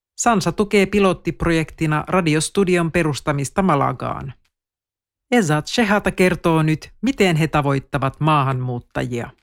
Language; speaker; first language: Finnish; native; Finnish